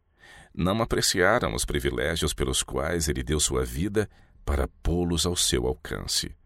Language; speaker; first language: Portuguese; native; Portuguese